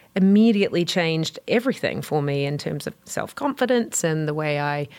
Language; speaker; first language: English; native; English